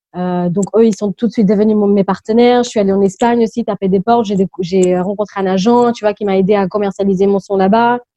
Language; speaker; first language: French; early bilingual, other home language; English